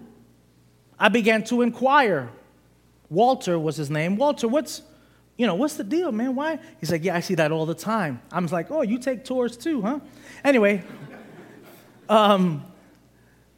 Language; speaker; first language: English; native; English